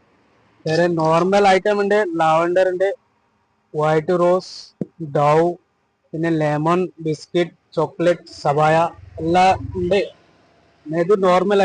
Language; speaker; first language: Malayalam; non-native, learner; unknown